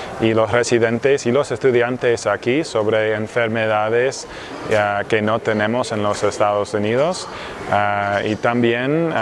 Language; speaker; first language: Spanish; non-native, learner; English